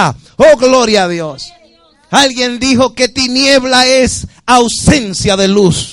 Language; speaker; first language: Spanish; native; Spanish